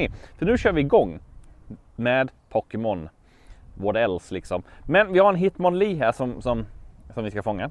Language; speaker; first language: Swedish; native; Swedish